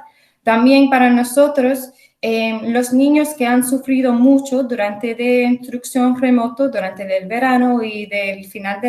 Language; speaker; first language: Spanish; early bilingual, heritage; English